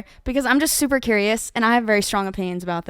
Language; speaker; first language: English; native; English